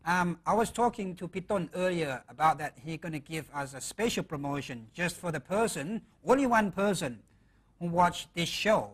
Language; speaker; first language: English; non-native, fluent; Thai